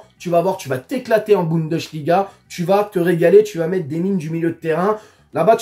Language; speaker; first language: French; native; French